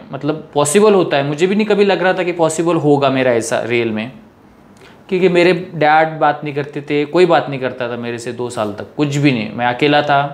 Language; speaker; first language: Hindi; non-native, local second language; Marathi